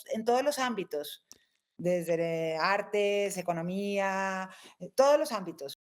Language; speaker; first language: Spanish; native; Spanish